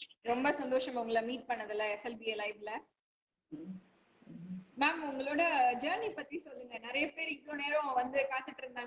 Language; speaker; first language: Tamil; native; Tamil